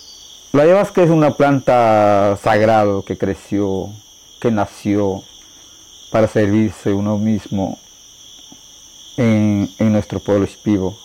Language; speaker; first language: Spanish; non-native, local second language; Shipibo-Conibo